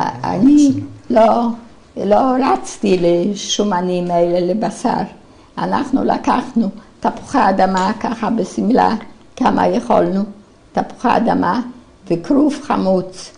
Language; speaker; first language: Hebrew; non-native, fluent; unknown